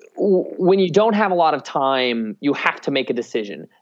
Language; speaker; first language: English; native; English